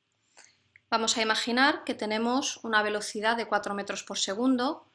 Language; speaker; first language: Spanish; native; Spanish